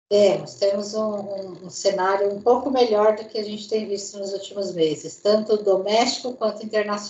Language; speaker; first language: Portuguese; native; Portuguese